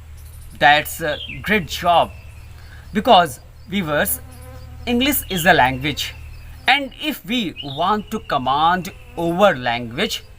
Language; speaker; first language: English; non-native, learner; Hindi